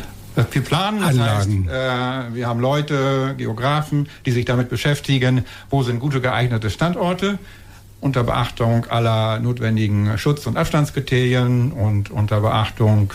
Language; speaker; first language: German; native; German